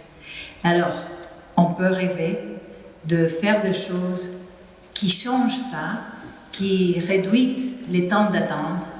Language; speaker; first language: French; non-native, fluent; Spanish